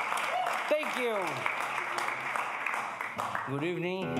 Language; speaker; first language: English; non-native, learner; Portuguese